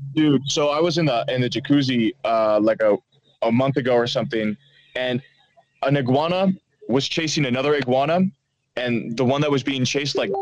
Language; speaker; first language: English; non-native, fluent; Dutch